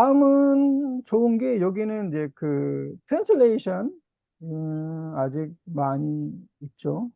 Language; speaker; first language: Korean; native; Korean